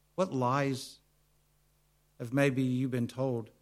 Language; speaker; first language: English; native; English